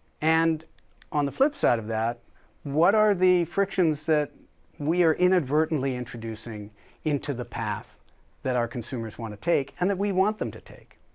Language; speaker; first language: English; native; English